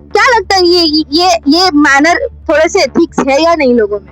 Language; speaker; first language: Hindi; non-native, local second language; Marathi